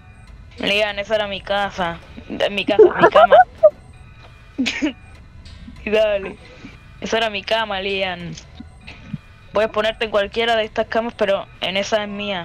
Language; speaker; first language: Spanish; native; Spanish